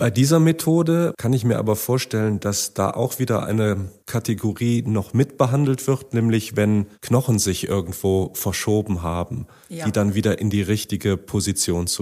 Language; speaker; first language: German; native; German